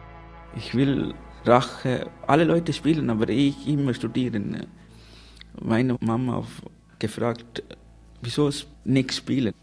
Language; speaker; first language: German; non-native, learner; Tamil